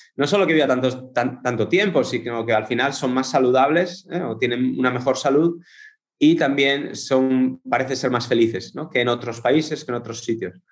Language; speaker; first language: Spanish; native; Spanish